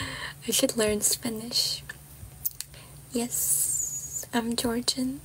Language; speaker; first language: English; non-native, fluent; Georgian